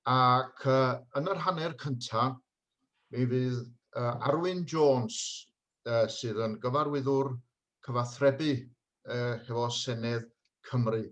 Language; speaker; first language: Welsh; native; Welsh